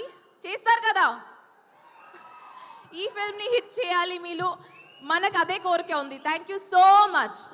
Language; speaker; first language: Telugu; non-native, fluent; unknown